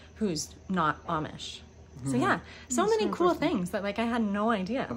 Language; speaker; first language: English; native; English